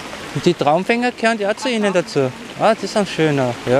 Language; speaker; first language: German; native; German